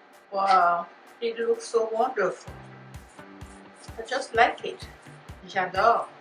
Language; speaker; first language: English; non-native, fluent; French